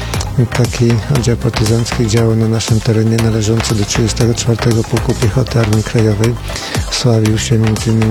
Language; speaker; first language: Polish; native; Polish